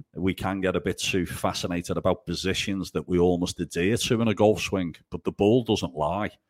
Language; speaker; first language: English; native; English